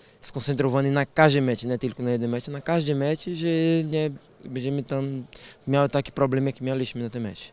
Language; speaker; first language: Polish; non-native, learner; Portuguese